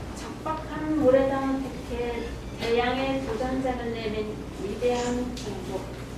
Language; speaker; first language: Korean; non-native, fluent; Mongolian